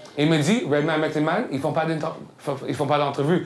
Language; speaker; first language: French; native; French